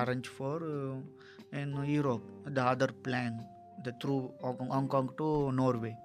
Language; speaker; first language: English; non-native, local second language; Tamil